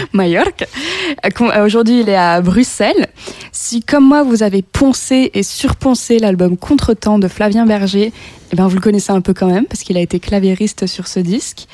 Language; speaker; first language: French; native; French